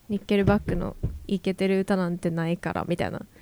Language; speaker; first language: Japanese; native; Japanese